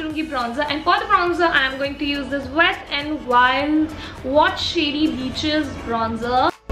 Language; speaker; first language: English; non-native, local second language; Hindi